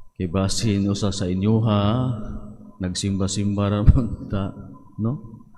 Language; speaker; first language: Cebuano; native; Cebuano